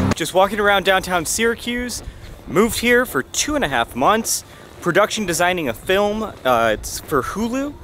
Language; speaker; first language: English; native; English